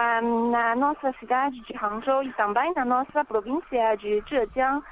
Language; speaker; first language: Portuguese; non-native, fluent; Chinese